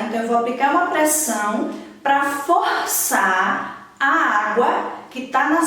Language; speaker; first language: Portuguese; native; Portuguese